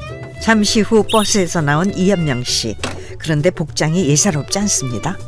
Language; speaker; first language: Korean; native; Korean